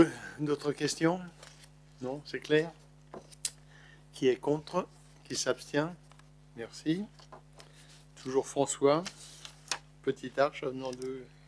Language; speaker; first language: French; native; French